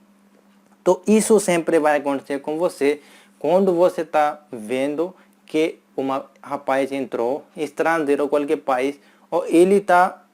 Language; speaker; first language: Portuguese; non-native, fluent; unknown